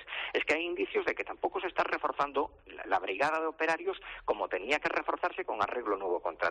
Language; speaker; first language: Spanish; native; Spanish